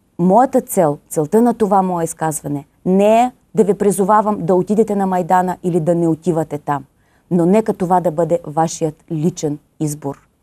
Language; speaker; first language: Bulgarian; native; Bulgarian